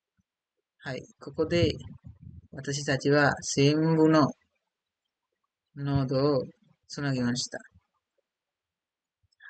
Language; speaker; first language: Japanese; non-native, learner; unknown